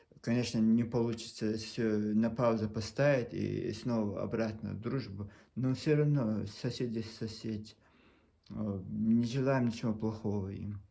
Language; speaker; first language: Russian; non-native, local second language; Chechen